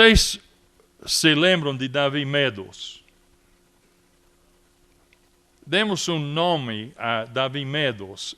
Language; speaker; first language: Portuguese; non-native, fluent; English